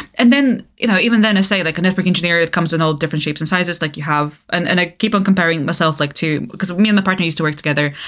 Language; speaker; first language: English; non-native, fluent; Bulgarian